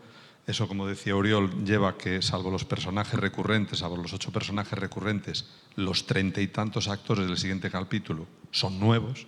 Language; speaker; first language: Spanish; native; Spanish